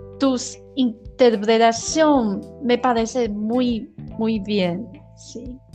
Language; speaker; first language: Spanish; non-native, learner; Chinese